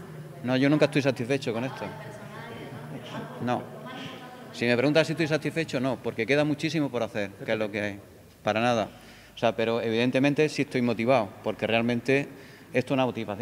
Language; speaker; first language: Spanish; native; Spanish